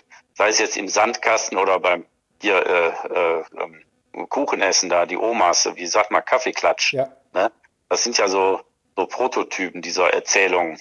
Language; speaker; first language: German; native; German